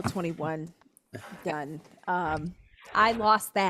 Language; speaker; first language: English; native; English